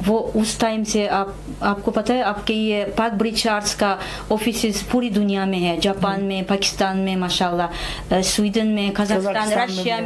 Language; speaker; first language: Hindi; non-native, fluent; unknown